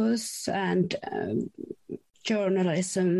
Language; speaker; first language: English; non-native, fluent; Finnish